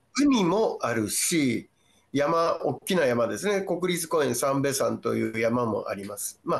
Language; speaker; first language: Japanese; native; Japanese